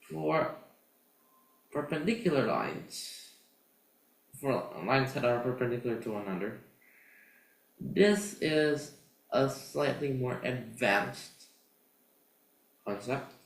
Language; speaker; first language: English; non-native, fluent; Indonesian